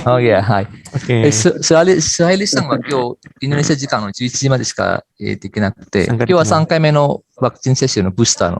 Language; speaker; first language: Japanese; non-native, fluent; Indonesian